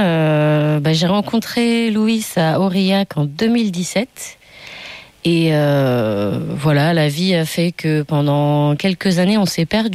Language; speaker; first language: French; native; French